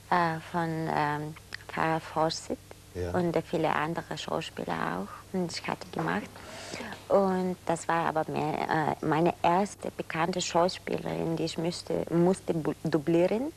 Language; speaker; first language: German; non-native, fluent; Bulgarian